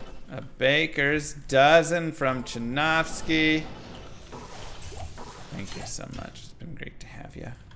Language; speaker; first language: English; native; English